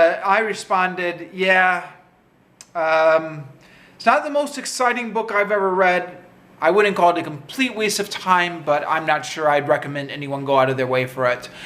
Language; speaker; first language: English; native; English